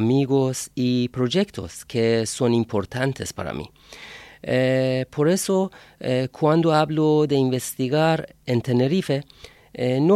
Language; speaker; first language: Spanish; non-native, fluent; Persian